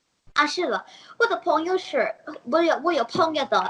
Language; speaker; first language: Chinese; non-native, learner; English